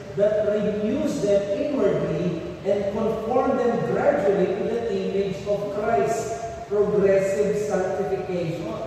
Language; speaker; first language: English; non-native, local second language; Filipino